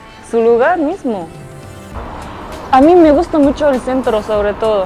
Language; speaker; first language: Spanish; non-native, fluent; Japanese